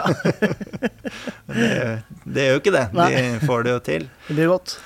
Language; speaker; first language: Norwegian; native; Norwegian